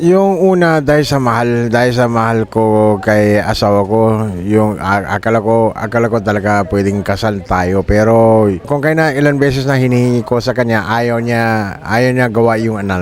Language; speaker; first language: Filipino; non-native, learner; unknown